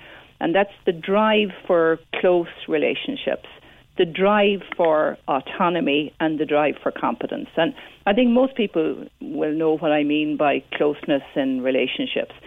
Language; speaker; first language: English; native; English